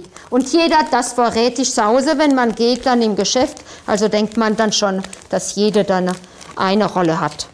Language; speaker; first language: German; non-native, fluent; French